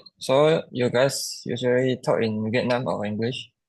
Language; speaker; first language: English; non-native, local second language; Chinese